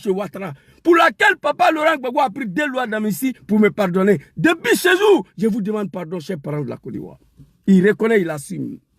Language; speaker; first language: French; non-native, local second language; Dyula